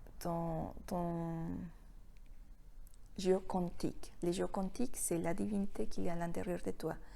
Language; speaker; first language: French; non-native, fluent; Spanish